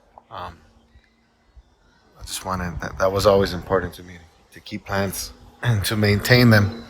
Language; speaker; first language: English; native; English